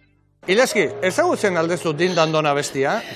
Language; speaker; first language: Basque; native; Basque